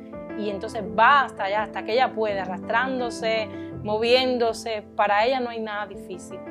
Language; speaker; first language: Spanish; native; Spanish